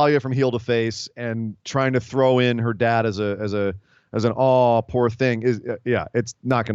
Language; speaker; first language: English; native; English